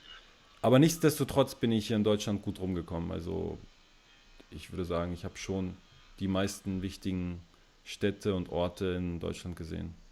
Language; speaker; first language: German; early bilingual, other home language; Russian